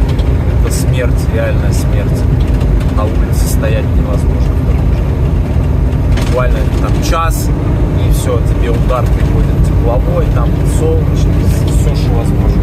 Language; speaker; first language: Russian; native; Russian